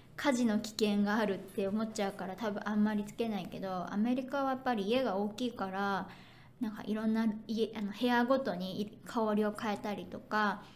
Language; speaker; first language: Japanese; native; Japanese